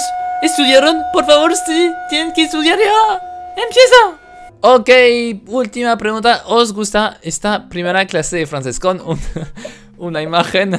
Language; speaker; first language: Spanish; non-native, fluent; French